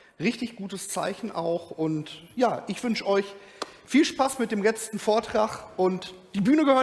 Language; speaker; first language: German; native; German